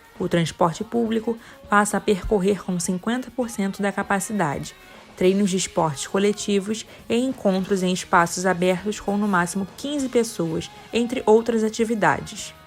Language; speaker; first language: Portuguese; native; Portuguese